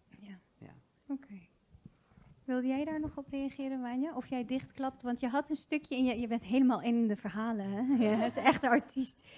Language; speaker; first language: Dutch; early bilingual, other home language; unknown